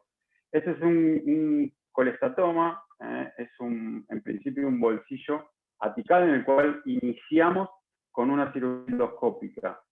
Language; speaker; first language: Spanish; native; Spanish